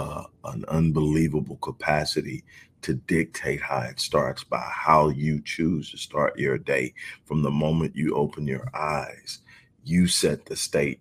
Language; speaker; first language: English; native; English